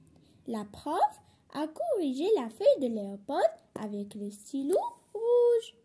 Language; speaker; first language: French; non-native, local second language; Arabic